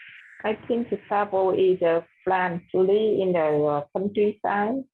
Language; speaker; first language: English; non-native, learner; Vietnamese